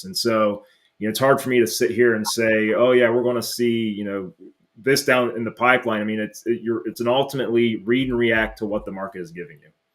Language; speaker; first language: English; native; English